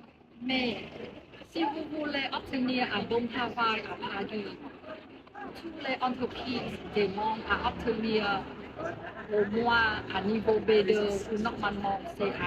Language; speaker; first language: French; non-native, learner; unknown